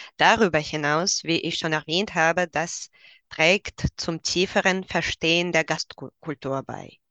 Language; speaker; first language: German; non-native, fluent; Russian